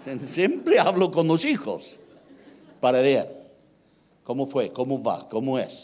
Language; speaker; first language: Spanish; non-native, fluent; English